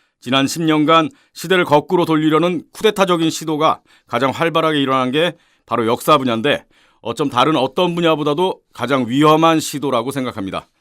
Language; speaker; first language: Korean; native; Korean